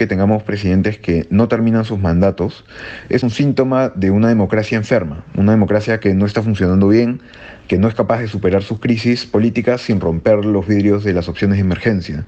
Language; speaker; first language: Spanish; native; Spanish